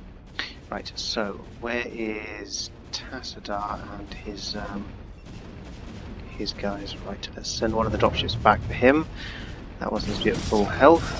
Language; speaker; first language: English; native; English